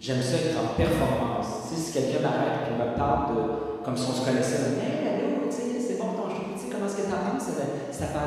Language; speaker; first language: French; native; French